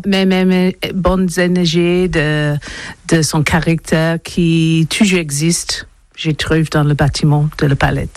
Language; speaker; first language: French; non-native, learner; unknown